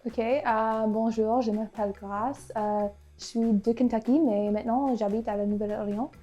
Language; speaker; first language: French; non-native, fluent; English